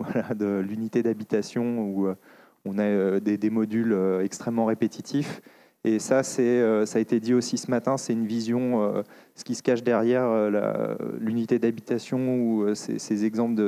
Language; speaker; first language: French; native; French